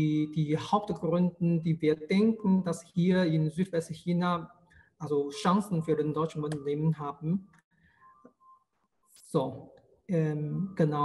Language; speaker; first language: German; non-native, fluent; Chinese